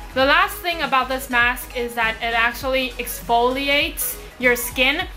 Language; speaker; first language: English; non-native, fluent; Chinese